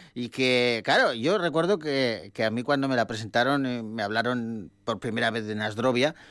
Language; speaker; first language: Spanish; native; Spanish